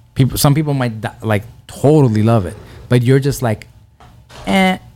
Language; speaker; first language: English; early bilingual, other home language; Persian